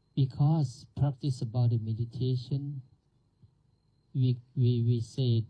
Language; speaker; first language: English; non-native, learner; Thai